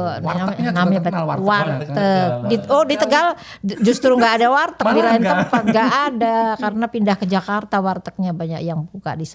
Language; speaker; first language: Indonesian; native; Indonesian